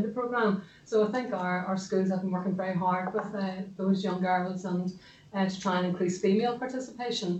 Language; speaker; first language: English; native; English